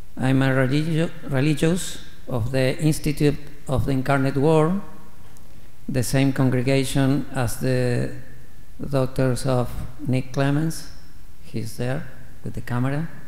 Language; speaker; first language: English; non-native, learner; Spanish